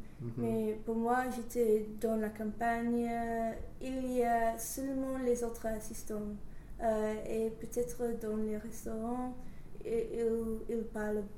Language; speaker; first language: French; non-native, learner; English